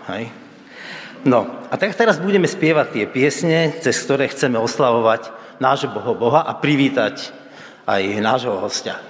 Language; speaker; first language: Slovak; native; Slovak